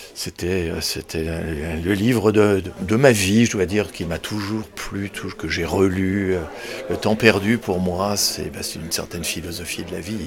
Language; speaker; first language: French; native; French